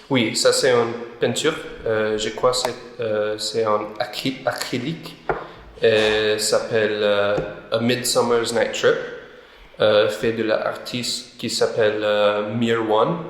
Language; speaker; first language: French; non-native, learner; English